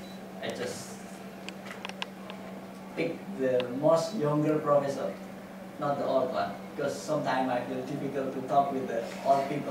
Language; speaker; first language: English; non-native, fluent; Indonesian